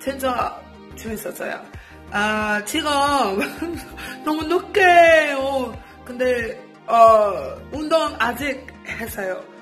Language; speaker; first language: Korean; non-native, learner; English